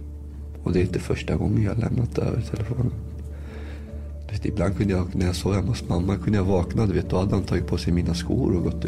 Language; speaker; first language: Swedish; early bilingual, other home language; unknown